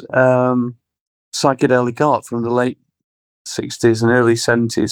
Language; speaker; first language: English; native; English